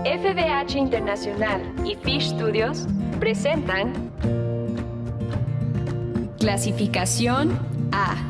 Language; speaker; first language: Spanish; native; Spanish